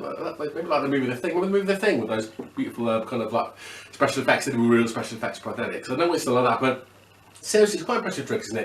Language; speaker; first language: English; native; English